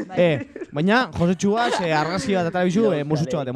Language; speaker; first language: Basque; native; Basque